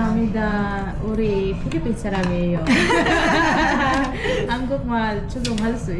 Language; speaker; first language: Korean; non-native, learner; Filipino